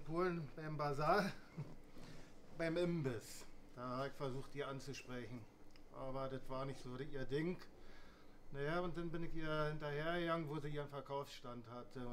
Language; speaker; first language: German; native; German